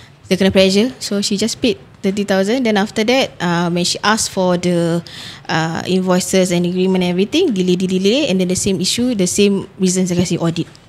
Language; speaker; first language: English; non-native, local second language; Malay